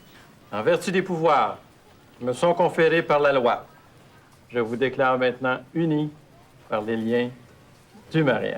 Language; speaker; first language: French; native; French